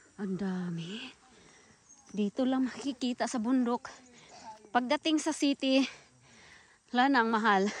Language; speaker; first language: Filipino; non-native, local second language; Aklanon